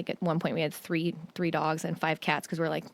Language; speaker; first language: English; native; English